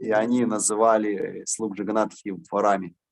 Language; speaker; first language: Russian; native; Russian